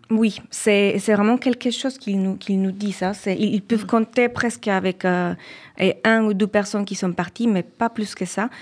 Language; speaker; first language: French; non-native, fluent; Spanish